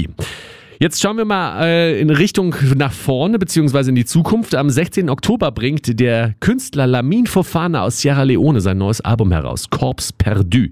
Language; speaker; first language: German; native; German